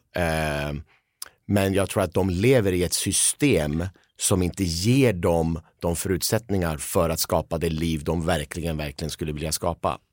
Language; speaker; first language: Swedish; early bilingual, other home language; Persian